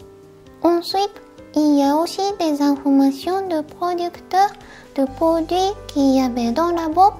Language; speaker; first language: French; non-native, fluent; Japanese